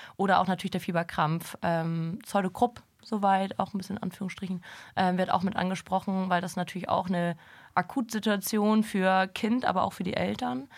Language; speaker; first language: German; native; German